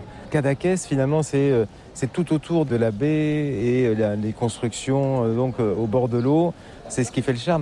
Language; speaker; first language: French; native; French